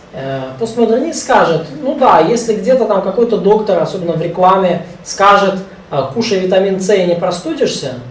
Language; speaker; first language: Russian; native; Russian